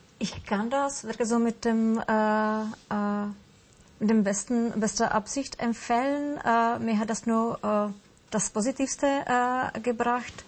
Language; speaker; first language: German; non-native, fluent; Czech